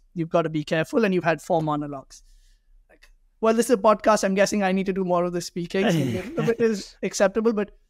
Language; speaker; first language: English; non-native, local second language; Hindi